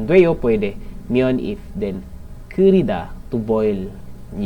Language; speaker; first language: Korean; non-native, learner; Filipino